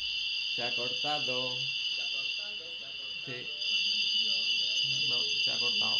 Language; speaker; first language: Spanish; native; Spanish